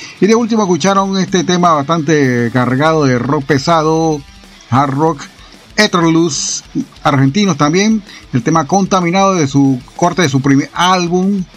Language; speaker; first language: Spanish; native; Spanish